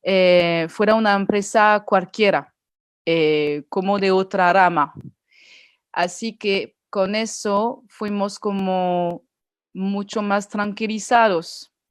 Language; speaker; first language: Spanish; non-native, fluent; French